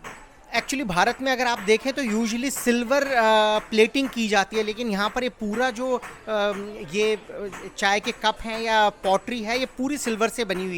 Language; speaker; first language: Hindi; native; Hindi